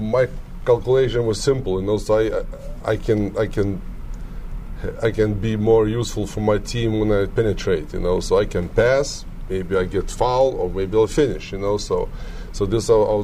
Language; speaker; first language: English; non-native, learner; Lithuanian